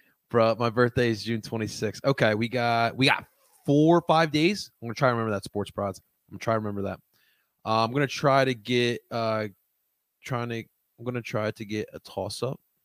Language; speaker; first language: English; early bilingual, other home language; Spanish